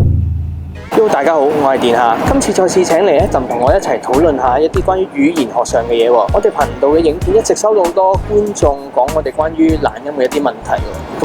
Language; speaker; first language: Cantonese; native; Cantonese